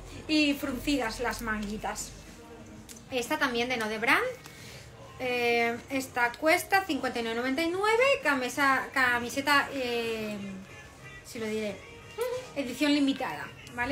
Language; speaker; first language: Spanish; native; Spanish